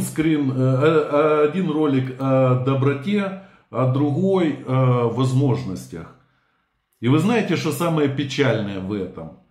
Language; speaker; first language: Russian; native; Russian